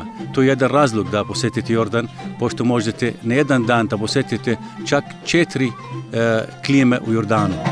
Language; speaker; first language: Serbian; non-native, learner; Arabic